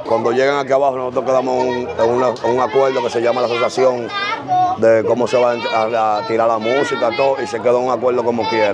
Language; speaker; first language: Spanish; native; Spanish